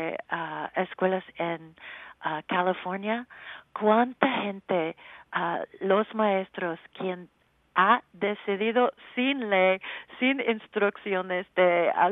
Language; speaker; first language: Spanish; non-native, learner; English